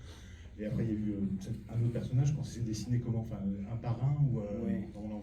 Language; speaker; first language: French; native; French